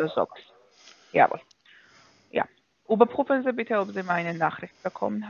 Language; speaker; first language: German; non-native, fluent; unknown